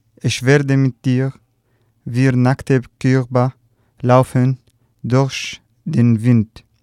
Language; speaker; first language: German; non-native, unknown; Arabic